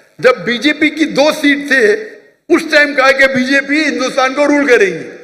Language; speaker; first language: Urdu; non-native, local second language; Konkani